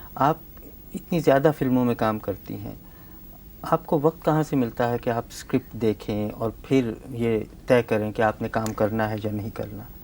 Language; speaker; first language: Hindi; native; Hindi